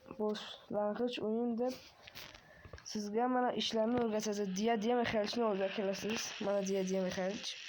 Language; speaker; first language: Uzbek; non-native, local second language; Tajik